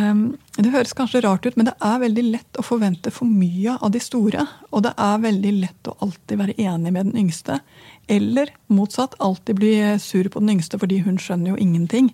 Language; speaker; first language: Norwegian; native; Norwegian